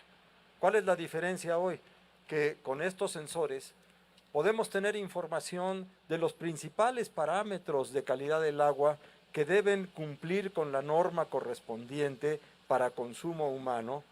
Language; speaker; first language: Spanish; native; Spanish